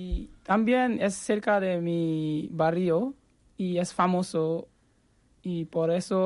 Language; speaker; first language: Spanish; non-native, learner; Bangla